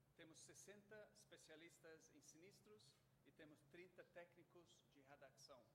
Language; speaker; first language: Portuguese; non-native, fluent; English